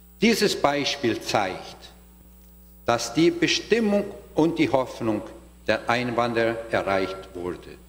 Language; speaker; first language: German; non-native, learner; Portuguese